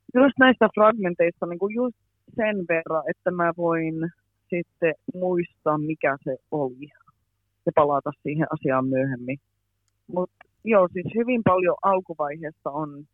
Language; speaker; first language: Finnish; early bilingual, heritage; English